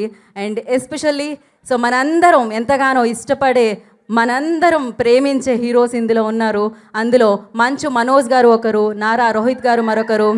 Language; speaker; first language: Telugu; native; Telugu